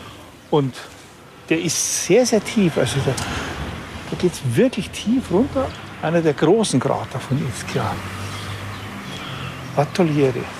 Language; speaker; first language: German; native; German